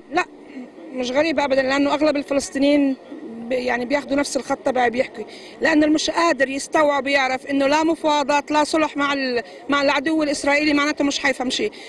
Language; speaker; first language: Arabic; native; Arabic